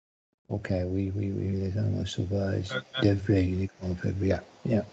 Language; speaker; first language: French; non-native, learner; English